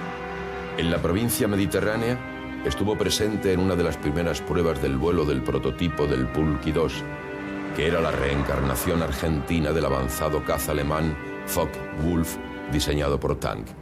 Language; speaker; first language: Spanish; native; Spanish